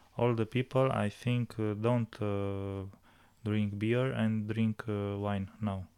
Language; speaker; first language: English; non-native, learner; Romanian